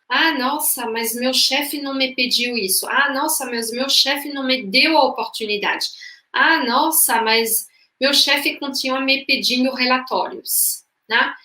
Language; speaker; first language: Portuguese; non-native, fluent; French